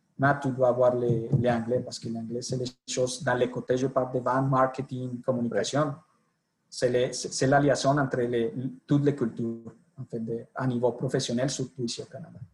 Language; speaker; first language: French; non-native, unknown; Spanish